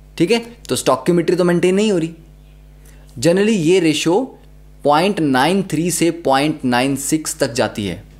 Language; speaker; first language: Hindi; native; Hindi